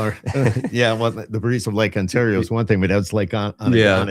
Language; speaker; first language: English; native; English